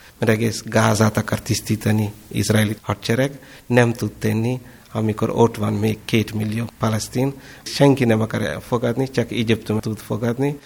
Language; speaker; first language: Hungarian; non-native, fluent; Kannada